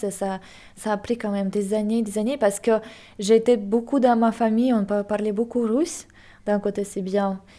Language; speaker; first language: French; non-native, fluent; Russian